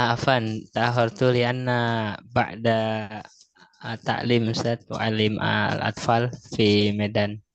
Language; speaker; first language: Arabic; non-native, learner; Indonesian